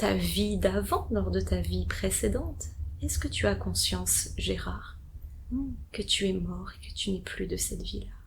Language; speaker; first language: French; native; French